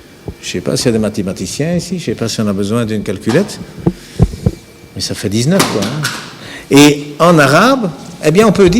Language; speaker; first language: French; native; French